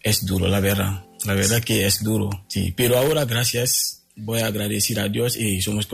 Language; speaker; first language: Spanish; non-native, local second language; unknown